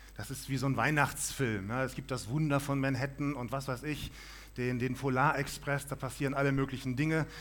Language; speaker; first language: German; native; German